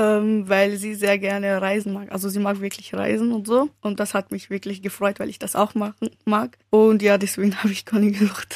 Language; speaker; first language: German; early bilingual, other home language; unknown